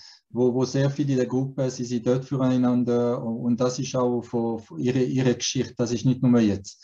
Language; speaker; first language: German; early bilingual, heritage; German